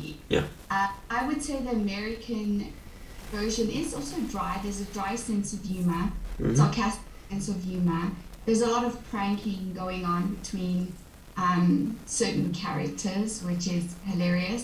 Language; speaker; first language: English; native; English